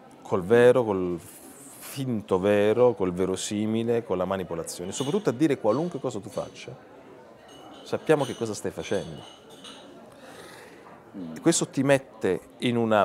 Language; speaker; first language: Italian; native; Italian